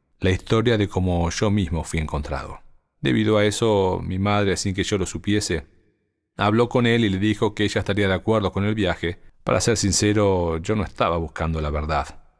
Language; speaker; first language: Spanish; native; Spanish